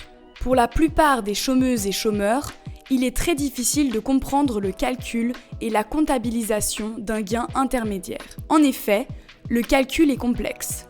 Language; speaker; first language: French; native; French